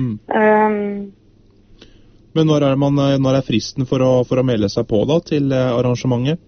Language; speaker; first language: Norwegian; native; Norwegian